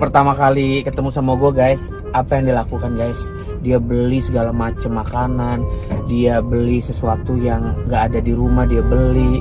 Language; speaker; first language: Indonesian; native; Indonesian